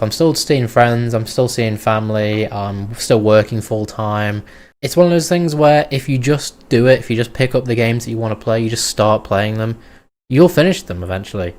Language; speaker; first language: English; native; English